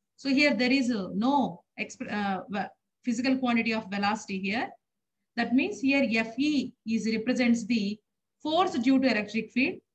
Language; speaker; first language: English; non-native, local second language; Telugu